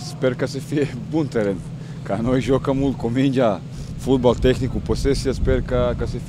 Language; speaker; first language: Romanian; non-native, learner; Croatian